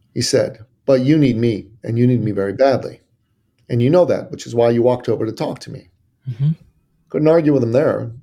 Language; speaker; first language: English; early bilingual, other home language; Persian